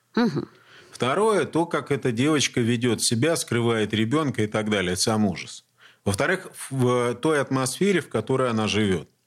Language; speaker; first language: Russian; native; Russian